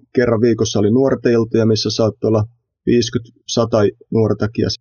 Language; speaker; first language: Finnish; native; Finnish